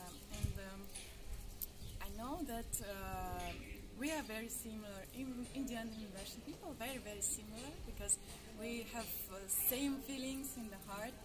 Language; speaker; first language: English; non-native, learner; Russian